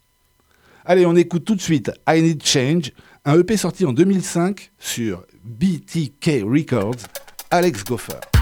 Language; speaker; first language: French; native; French